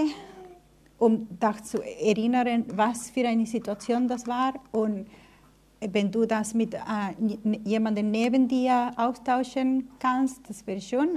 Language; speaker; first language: German; non-native, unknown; Spanish